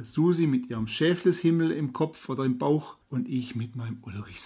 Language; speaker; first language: German; native; German